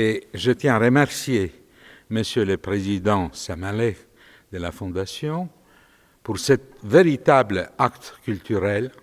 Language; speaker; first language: French; non-native, fluent; Romanian